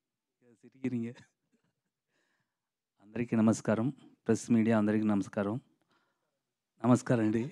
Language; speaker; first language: Telugu; non-native, learner; Tamil